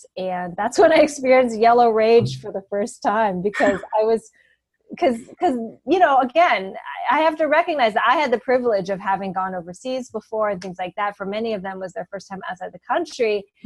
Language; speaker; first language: English; native; English